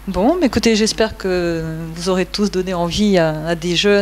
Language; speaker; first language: French; native; French